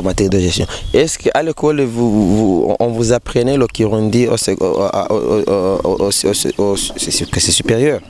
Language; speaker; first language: French; non-native, local second language; Rundi